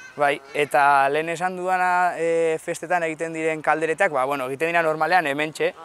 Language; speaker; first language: Basque; native; Basque